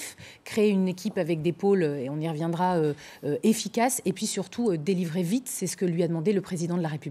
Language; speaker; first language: French; native; French